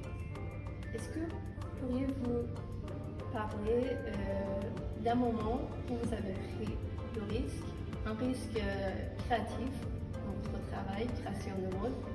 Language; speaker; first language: French; non-native, fluent; Persian